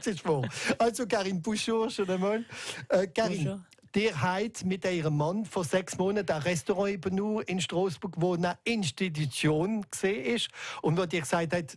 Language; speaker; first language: German; native; German